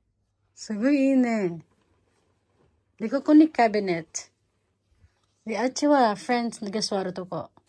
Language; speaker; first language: Japanese; non-native, fluent; Filipino